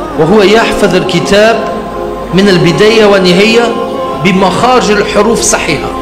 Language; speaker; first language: Arabic; non-native, fluent; German